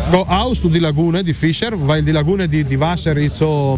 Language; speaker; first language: German; non-native, learner; Italian